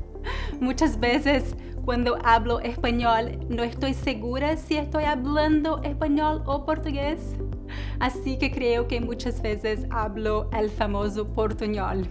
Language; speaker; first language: Spanish; non-native, learner; Portuguese